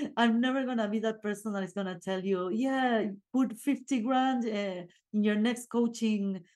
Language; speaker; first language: English; non-native, fluent; Spanish